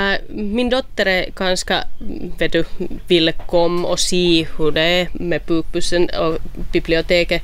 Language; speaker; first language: Swedish; non-native, local second language; Finnish